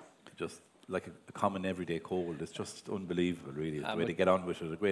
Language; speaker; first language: English; native; English